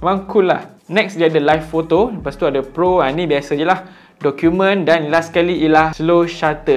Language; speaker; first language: Malay; native; Malay